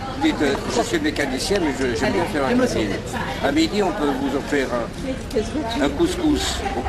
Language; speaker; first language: French; native; French